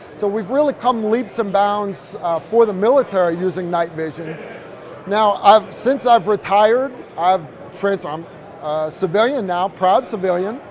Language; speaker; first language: English; native; English